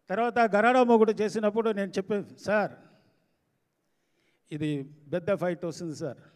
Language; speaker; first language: Telugu; non-native, learner; Tamil